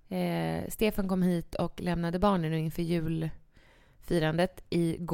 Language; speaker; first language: Swedish; native; Swedish